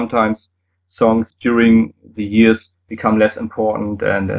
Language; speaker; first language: English; non-native, fluent; German